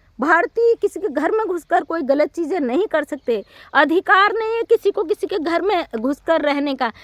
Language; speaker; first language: Hindi; native; Hindi